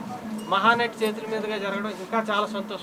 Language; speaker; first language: Telugu; native; Telugu